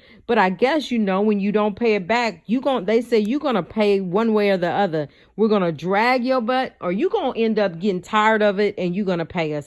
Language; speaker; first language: English; native; English